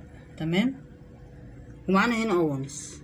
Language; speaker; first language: Arabic; native; Arabic